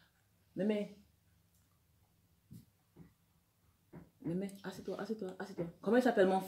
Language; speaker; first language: French; non-native, learner; English